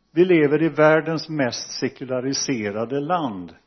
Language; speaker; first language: Swedish; native; Swedish